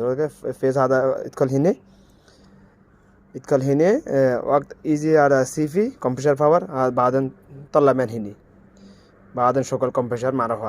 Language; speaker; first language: Arabic; non-native, learner; Bangla